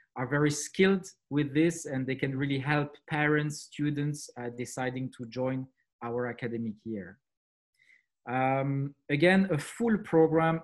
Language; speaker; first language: English; non-native, fluent; French